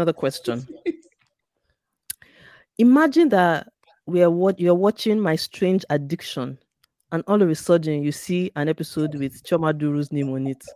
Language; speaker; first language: English; non-native, local second language; Yoruba